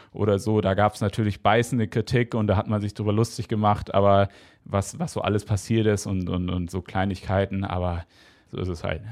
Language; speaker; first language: German; native; German